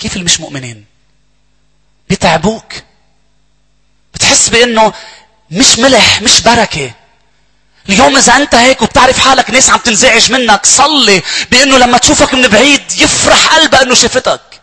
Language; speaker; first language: Arabic; native; Arabic